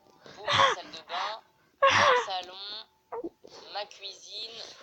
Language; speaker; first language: French; native; French